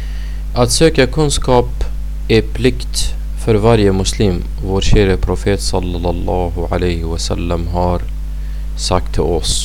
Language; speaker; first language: Swedish; non-native, fluent; Arabic